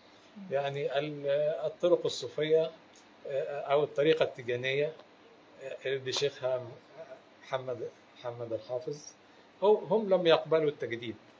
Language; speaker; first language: Arabic; native; Arabic